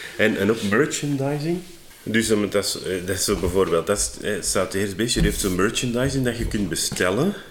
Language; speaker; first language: Dutch; native; Dutch